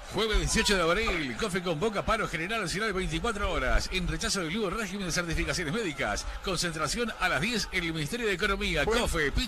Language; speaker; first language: Spanish; native; Spanish